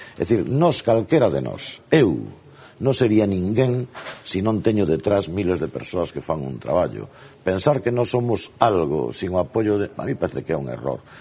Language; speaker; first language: Galician; non-native, local second language; Spanish